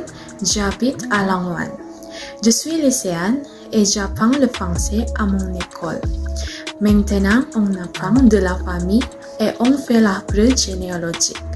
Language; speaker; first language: French; non-native, learner; Indonesian